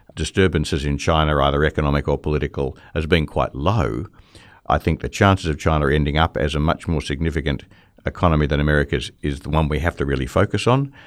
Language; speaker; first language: English; native; English